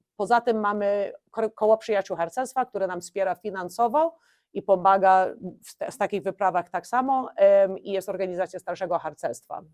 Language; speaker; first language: Polish; early bilingual, heritage; Polish